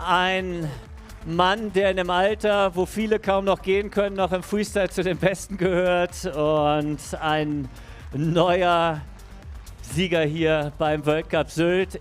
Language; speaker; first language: German; native; German